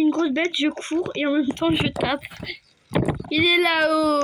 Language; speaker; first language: French; native; French